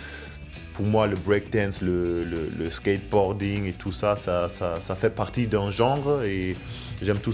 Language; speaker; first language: French; non-native, fluent; German